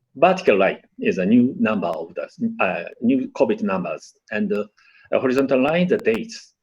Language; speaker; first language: English; non-native, learner; Japanese